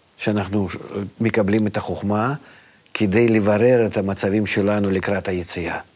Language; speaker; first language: Hebrew; non-native, fluent; Russian